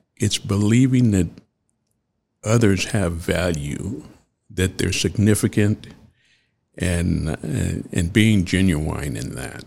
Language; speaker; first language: English; native; English